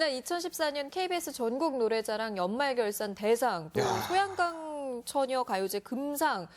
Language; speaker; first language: Korean; native; Korean